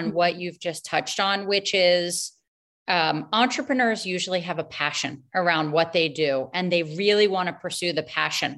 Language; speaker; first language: English; native; English